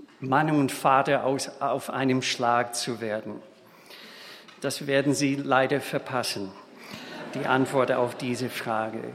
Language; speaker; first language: German; non-native, fluent; English